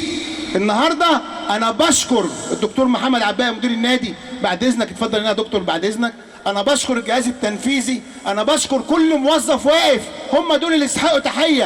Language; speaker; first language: Arabic; native; Arabic